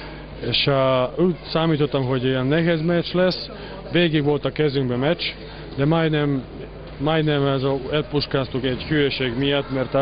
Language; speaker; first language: Hungarian; non-native, learner; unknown